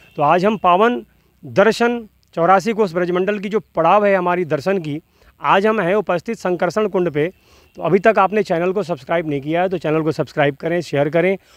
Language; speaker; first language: Hindi; native; Hindi